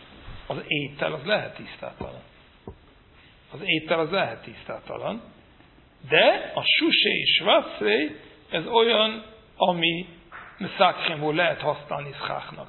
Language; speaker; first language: Hungarian; non-native, fluent; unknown